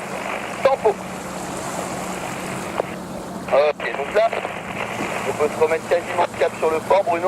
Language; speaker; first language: French; native; French